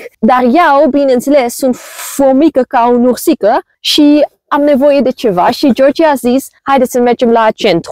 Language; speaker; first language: Romanian; non-native, learner; Dutch